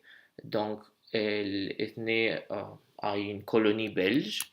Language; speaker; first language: French; non-native, learner; English